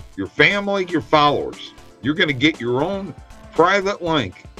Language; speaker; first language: English; native; English